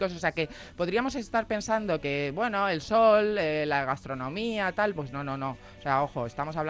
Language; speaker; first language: Spanish; native; Spanish